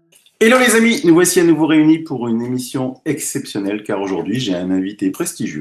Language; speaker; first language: French; native; French